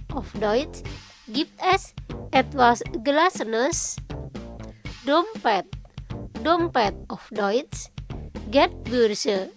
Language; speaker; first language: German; non-native, fluent; Indonesian